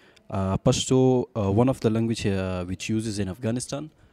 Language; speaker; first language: English; non-native, learner; Pashto